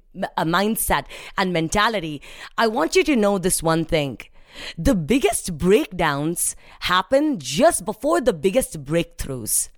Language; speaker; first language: English; non-native, local second language; Hindi